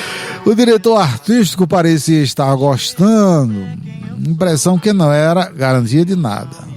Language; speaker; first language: Portuguese; native; Portuguese